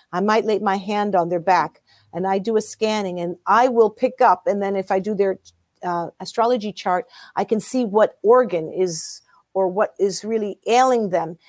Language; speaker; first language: English; early bilingual, other home language; German